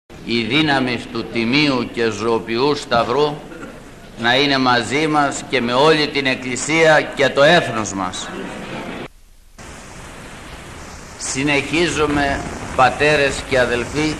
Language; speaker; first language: Greek; native; Greek